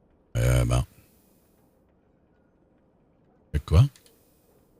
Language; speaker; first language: French; native; French